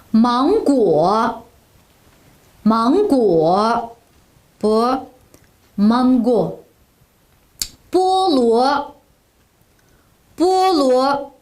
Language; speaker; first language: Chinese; non-native, local second language; Uyghur